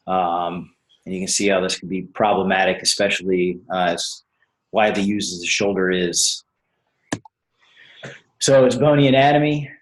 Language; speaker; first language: English; native; English